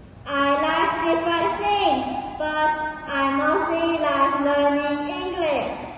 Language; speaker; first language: English; non-native, learner; Chinese